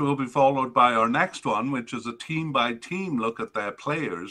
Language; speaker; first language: English; native; English